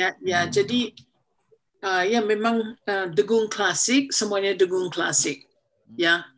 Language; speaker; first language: Indonesian; non-native, fluent; English